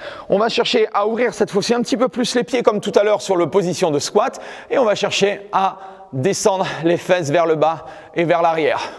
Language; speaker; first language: French; native; French